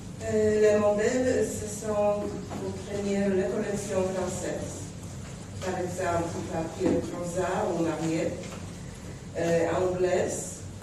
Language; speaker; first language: French; non-native, fluent; Polish